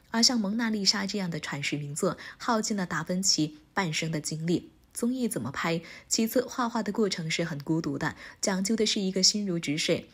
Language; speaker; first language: Chinese; native; Chinese